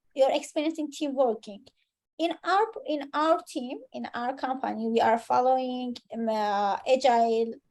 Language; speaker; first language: English; non-native, fluent; Persian